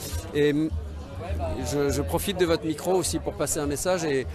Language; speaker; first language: French; native; French